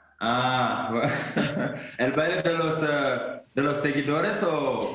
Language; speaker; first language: Spanish; non-native, fluent; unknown